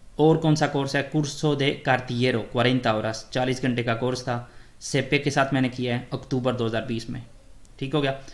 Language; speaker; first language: Urdu; native; Urdu